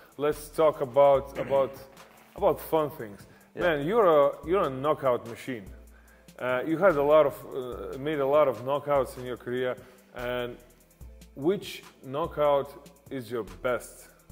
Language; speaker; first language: English; non-native, fluent; Lithuanian